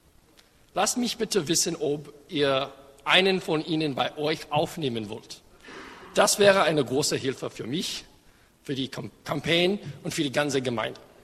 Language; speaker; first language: German; non-native, fluent; English